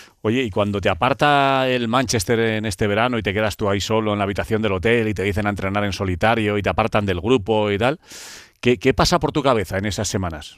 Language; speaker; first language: Spanish; native; Spanish